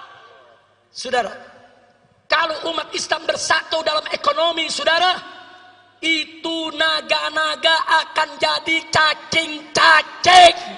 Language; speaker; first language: Indonesian; native; Indonesian